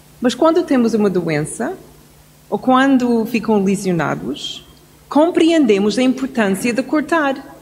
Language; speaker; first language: Portuguese; non-native, fluent; English